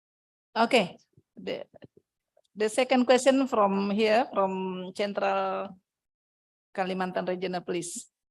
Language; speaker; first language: English; non-native, fluent; Indonesian